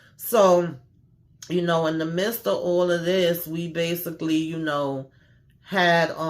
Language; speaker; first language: English; native; English